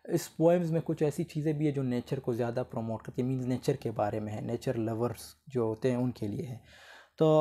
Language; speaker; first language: Urdu; native; Urdu